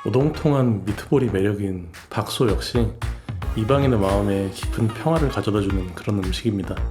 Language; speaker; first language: Korean; native; Korean